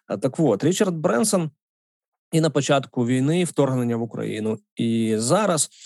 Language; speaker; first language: Ukrainian; native; Ukrainian